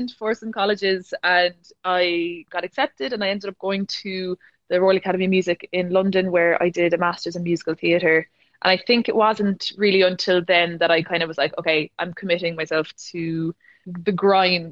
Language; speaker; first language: English; native; English